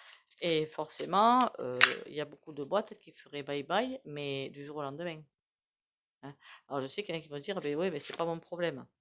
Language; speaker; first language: French; native; French